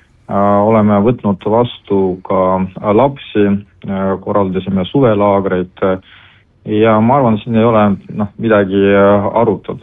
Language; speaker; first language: Estonian; non-native, local second language; Russian